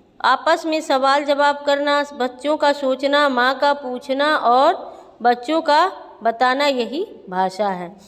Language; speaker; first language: Hindi; native; Hindi